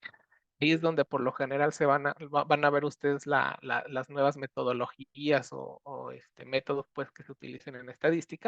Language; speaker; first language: Spanish; native; Spanish